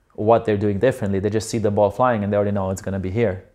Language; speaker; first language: English; non-native, fluent; Slovenian